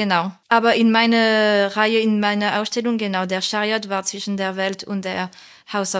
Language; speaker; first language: German; non-native, fluent; French